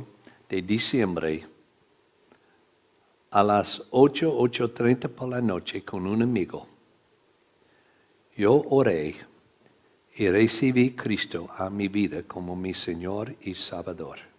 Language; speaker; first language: Spanish; non-native, learner; English